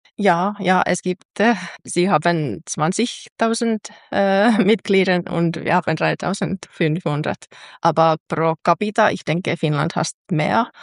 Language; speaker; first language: German; non-native, learner; Finnish